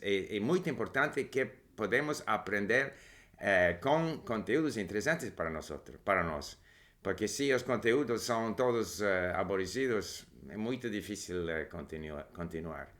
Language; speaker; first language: Portuguese; non-native, learner; English